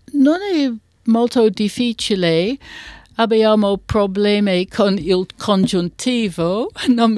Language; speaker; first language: Italian; non-native, learner; English